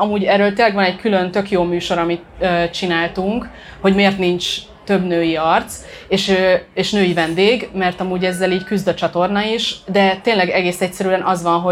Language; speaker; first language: Hungarian; native; Hungarian